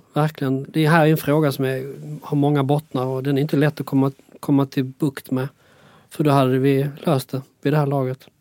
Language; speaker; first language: Swedish; native; Swedish